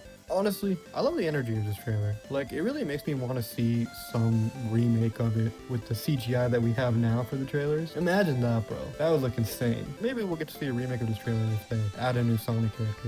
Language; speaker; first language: English; native; English